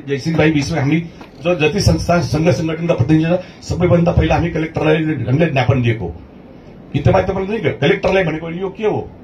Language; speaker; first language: Nepali; early bilingual, heritage; Nepali